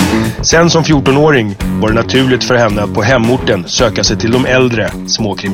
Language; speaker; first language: Swedish; native; Swedish